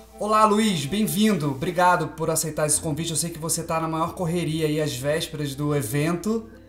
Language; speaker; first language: Portuguese; native; Portuguese